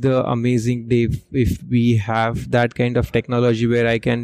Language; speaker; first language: English; non-native, local second language; Marathi